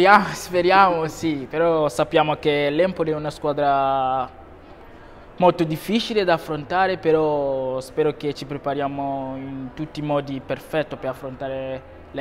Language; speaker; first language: Italian; non-native, learner; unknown